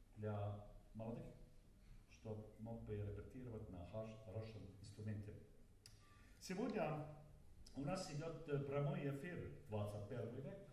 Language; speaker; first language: Russian; non-native, learner; Estonian